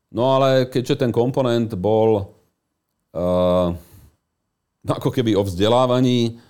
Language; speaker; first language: Slovak; native; Slovak